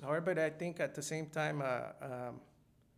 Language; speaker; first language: English; non-native, fluent; Spanish